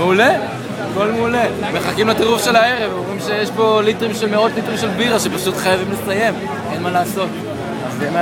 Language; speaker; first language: Hebrew; native; Hebrew